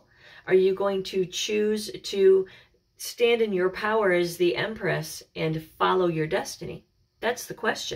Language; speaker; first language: English; native; English